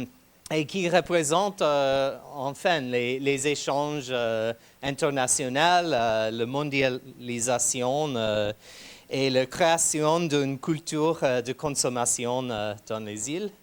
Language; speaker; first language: French; non-native, fluent; English